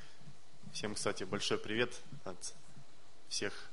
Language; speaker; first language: Russian; native; Russian